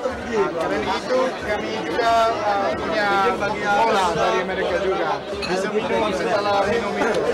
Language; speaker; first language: Indonesian; non-native, learner; English